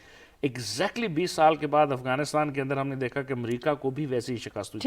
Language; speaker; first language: Urdu; native; Urdu